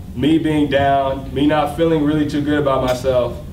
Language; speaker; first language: English; native; English